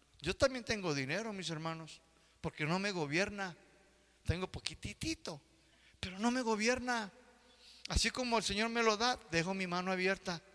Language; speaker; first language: Spanish; early bilingual, heritage; Spanish